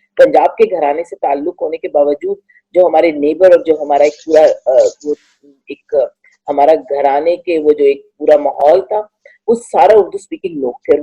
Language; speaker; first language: Urdu; non-native, local second language; Punjabi